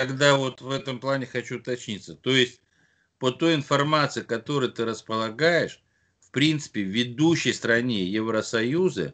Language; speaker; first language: Russian; native; Russian